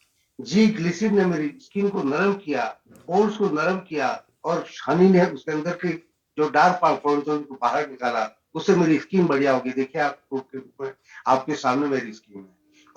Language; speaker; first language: Hindi; native; Hindi